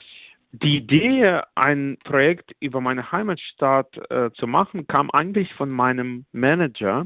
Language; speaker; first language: German; non-native, fluent; Russian